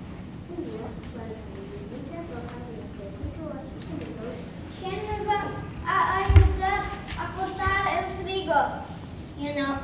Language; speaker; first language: Spanish; non-native, learner; English